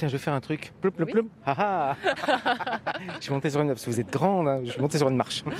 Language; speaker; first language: French; native; French